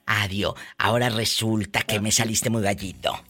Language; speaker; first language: Spanish; native; Spanish